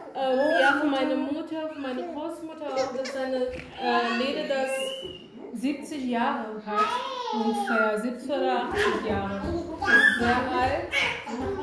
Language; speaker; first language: German; non-native, learner; Portuguese